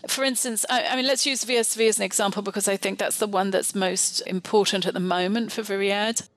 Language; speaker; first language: English; native; English